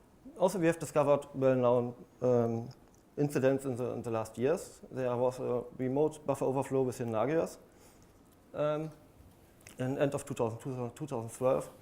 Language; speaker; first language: English; non-native, fluent; German